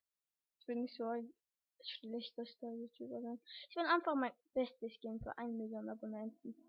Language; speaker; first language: German; early bilingual, other home language; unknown